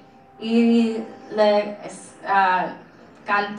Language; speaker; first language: Spanish; early bilingual, heritage; English